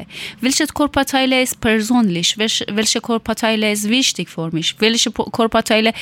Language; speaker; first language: German; non-native, learner; Persian